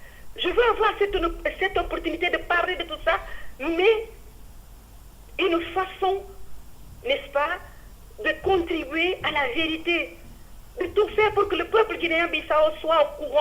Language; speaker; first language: French; non-native, fluent; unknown